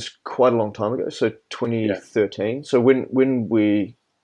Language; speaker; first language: English; native; English